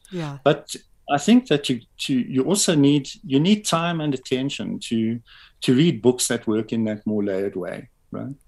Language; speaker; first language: English; native; English